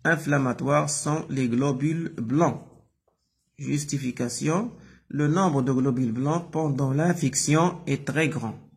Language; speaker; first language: French; non-native, local second language; Arabic